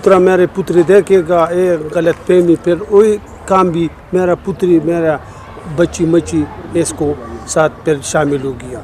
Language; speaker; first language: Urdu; non-native, local second language; Pashto